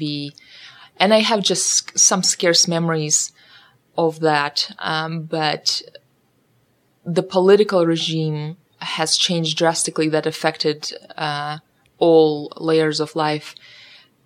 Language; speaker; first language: English; non-native, fluent; Russian